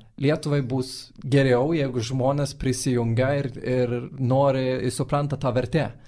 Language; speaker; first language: Lithuanian; non-native, fluent; Swedish